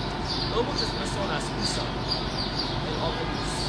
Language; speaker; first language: Spanish; non-native, learner; English